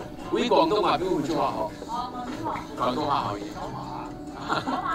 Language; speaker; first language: Chinese; non-native, fluent; English